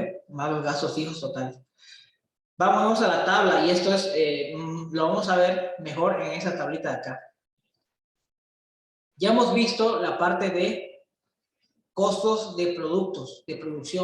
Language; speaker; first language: Spanish; native; Spanish